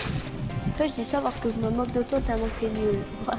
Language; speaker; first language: French; native; French